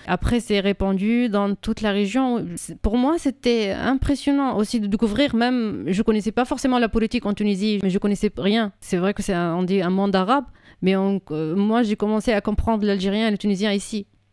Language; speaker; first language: French; non-native, fluent; Arabic